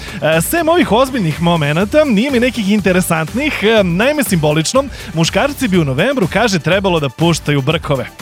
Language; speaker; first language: Serbian; native; Serbian